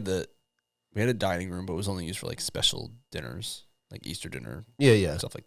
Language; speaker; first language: English; native; English